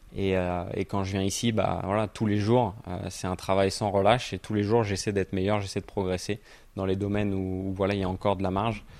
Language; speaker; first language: French; native; French